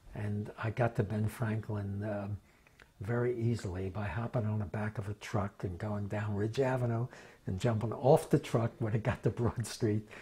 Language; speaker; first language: English; native; English